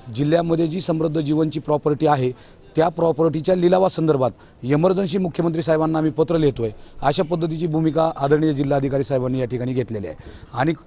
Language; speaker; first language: Marathi; native; Marathi